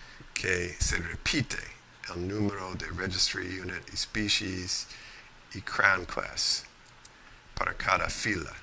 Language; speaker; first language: Spanish; non-native, fluent; English